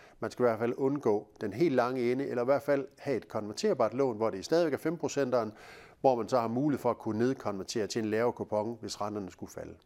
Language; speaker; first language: Danish; native; Danish